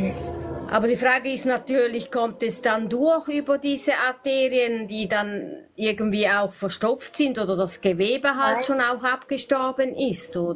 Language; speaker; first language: German; native; German